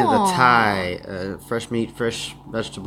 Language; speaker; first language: Chinese; non-native, learner; English